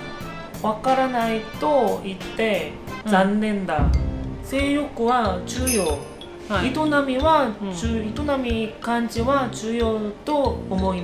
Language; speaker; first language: Japanese; non-native, learner; Korean